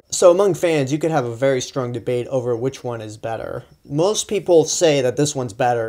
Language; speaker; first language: English; native; English